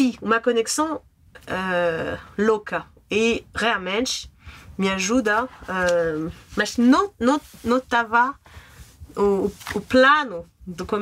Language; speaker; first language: Portuguese; non-native, fluent; French